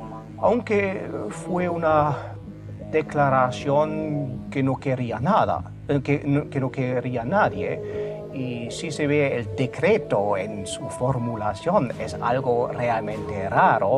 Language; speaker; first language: Spanish; non-native, fluent; German